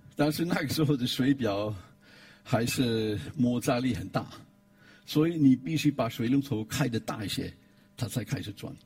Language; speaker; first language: Chinese; non-native, fluent; German